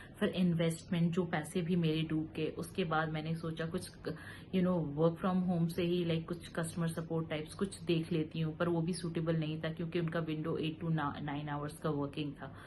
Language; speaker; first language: Hindi; native; Hindi